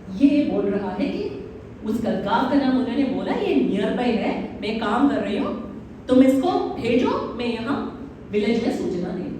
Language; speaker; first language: Hindi; non-native, local second language; Malayalam